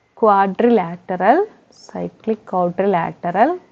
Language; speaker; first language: English; non-native, local second language; Malayalam